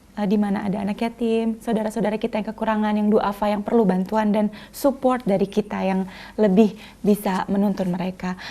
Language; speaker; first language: Indonesian; native; Indonesian